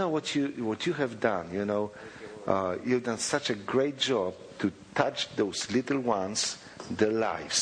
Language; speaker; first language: English; non-native, fluent; Polish